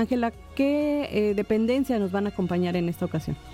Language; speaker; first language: Spanish; native; Spanish